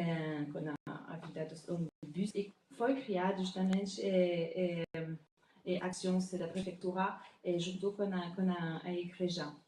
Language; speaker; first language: Portuguese; non-native, fluent; French